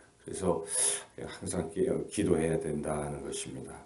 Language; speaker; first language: Korean; native; Korean